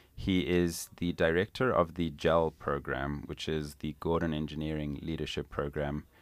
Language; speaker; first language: English; non-native, local second language; Italian